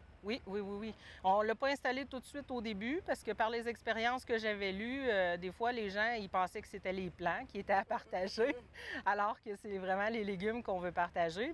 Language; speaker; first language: French; native; French